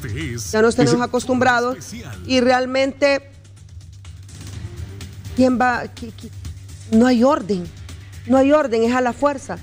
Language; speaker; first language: Spanish; native; Spanish